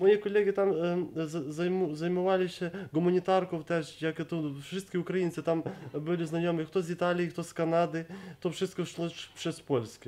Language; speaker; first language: Polish; non-native, learner; Ukrainian